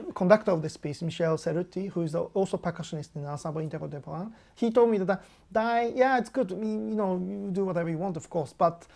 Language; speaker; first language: English; non-native, fluent; Japanese